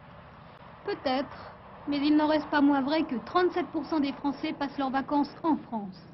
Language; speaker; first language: French; native; French